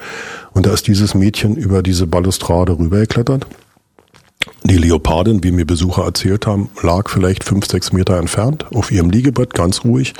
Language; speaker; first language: German; native; German